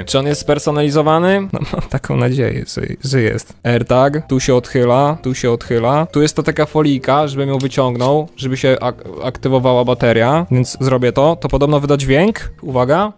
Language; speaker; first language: Polish; native; Polish